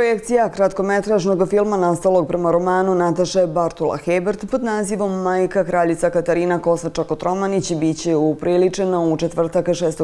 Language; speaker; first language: Bosnian; native; Bosnian